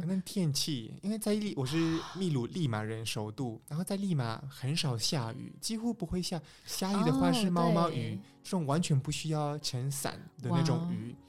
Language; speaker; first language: Chinese; non-native, fluent; Spanish